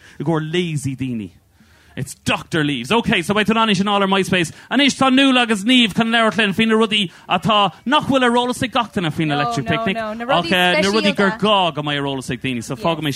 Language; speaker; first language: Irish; non-native, local second language; English